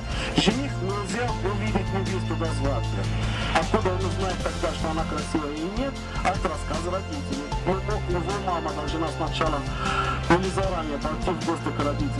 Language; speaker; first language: Russian; non-native, fluent; Arabic